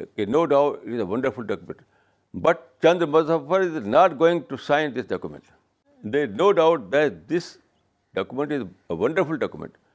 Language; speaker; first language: Urdu; native; Urdu